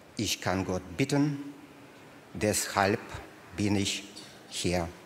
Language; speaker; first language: German; non-native, fluent; Russian